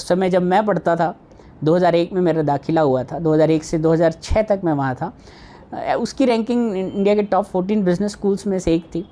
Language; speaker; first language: Hindi; native; Hindi